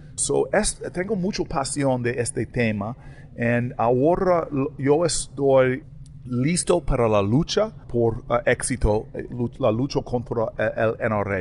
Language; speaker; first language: Spanish; non-native, learner; English